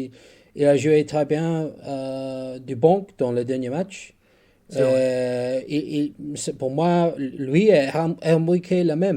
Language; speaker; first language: French; non-native, fluent; English